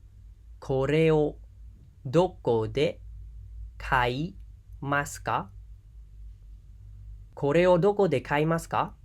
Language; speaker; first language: Japanese; non-native, fluent; Khmer